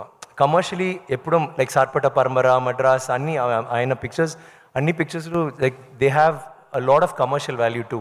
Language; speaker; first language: Telugu; non-native, learner; Tamil